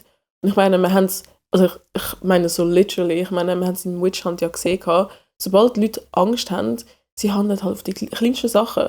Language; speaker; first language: German; early bilingual, other home language; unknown